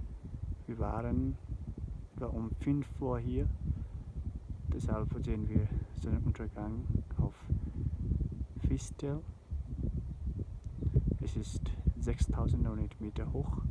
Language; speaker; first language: German; non-native, fluent; Nepali